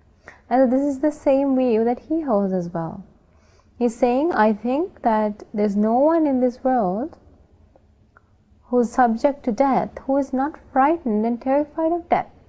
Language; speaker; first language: English; non-native, local second language; Sinhala